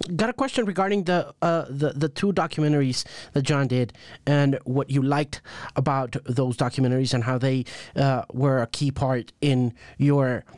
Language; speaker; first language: English; non-native, fluent; Spanish